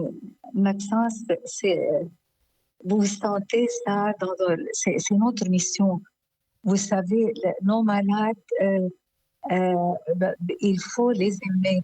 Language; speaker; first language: French; non-native, local second language; Arabic